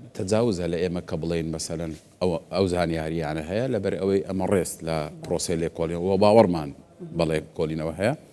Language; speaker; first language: Central Kurdish; non-native, local second language; Assyrian Neo-Aramaic